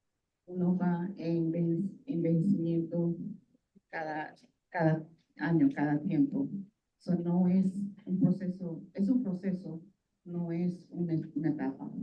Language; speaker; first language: Spanish; early bilingual, heritage; Spanish